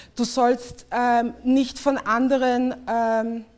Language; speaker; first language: German; early bilingual, other home language; English